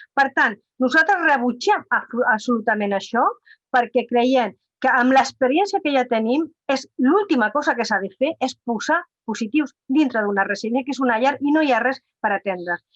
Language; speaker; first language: Catalan; non-native, local second language; Spanish